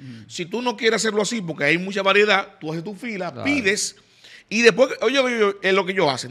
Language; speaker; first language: Spanish; native; Spanish